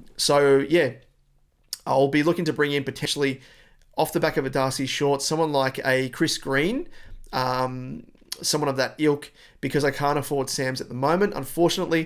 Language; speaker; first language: English; native; English